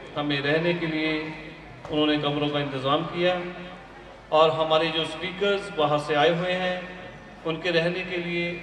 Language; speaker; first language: Hindi; non-native, local second language; Punjabi